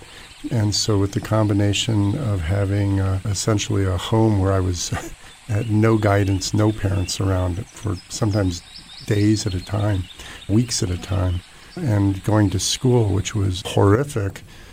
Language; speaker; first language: English; native; English